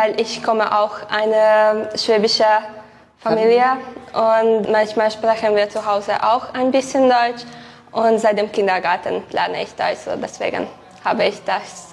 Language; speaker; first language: German; non-native, local second language; Hungarian